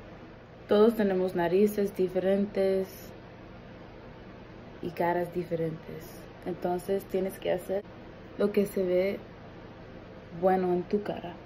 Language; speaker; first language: Spanish; early bilingual, heritage; Spanish